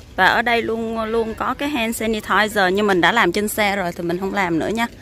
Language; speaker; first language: Vietnamese; native; Vietnamese